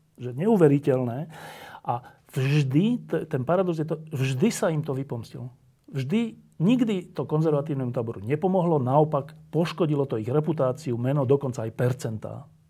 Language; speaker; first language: Slovak; native; Slovak